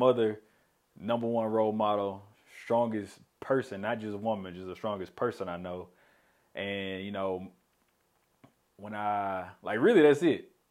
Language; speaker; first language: English; native; English